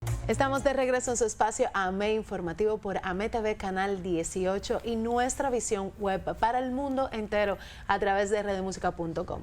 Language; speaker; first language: Spanish; native; Spanish